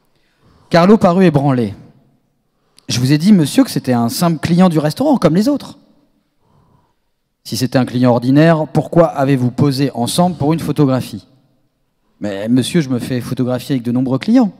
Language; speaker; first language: French; native; French